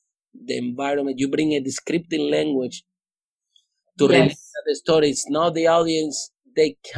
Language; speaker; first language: English; non-native, fluent; Spanish